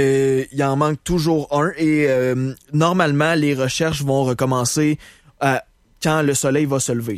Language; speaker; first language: French; native; French